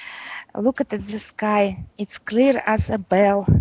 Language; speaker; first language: English; non-native, learner; Russian